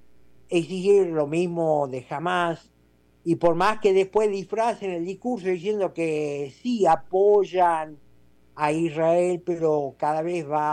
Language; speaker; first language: Spanish; native; Spanish